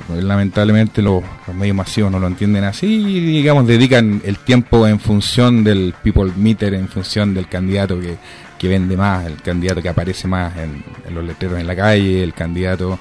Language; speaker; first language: Spanish; native; Spanish